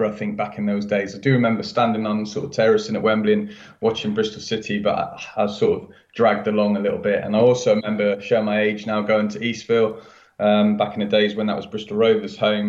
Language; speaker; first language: English; native; English